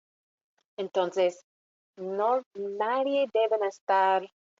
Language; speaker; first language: Spanish; non-native, fluent; English